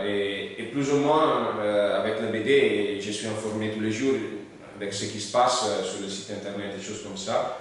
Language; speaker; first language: French; non-native, learner; Italian